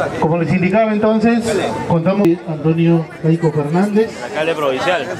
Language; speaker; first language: Spanish; native; Spanish